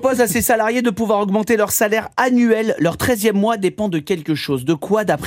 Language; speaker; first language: French; native; French